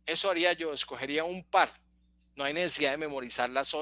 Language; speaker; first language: Spanish; native; Spanish